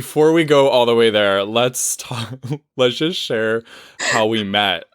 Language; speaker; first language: English; native; English